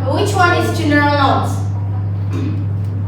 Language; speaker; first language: English; non-native, learner; Indonesian